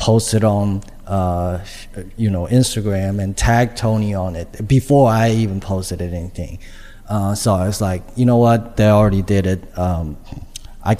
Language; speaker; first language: English; non-native, fluent; Chinese